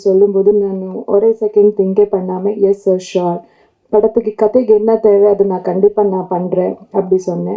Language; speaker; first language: Tamil; non-native, local second language; Kannada